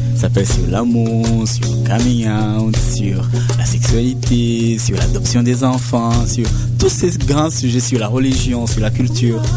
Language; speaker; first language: French; non-native, local second language; Kinyarwanda